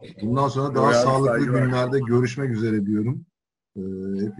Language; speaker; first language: Turkish; native; Turkish